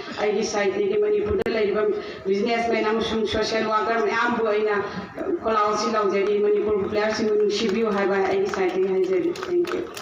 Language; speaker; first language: Manipuri; native; Manipuri